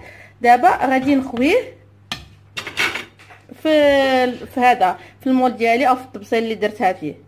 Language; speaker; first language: Arabic; native; Arabic